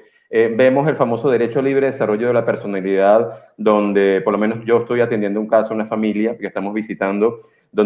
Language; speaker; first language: Spanish; native; Spanish